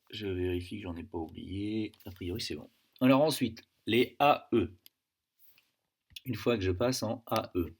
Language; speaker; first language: French; native; French